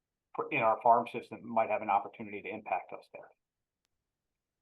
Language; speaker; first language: English; native; English